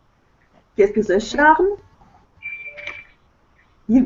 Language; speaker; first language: French; non-native, fluent; Russian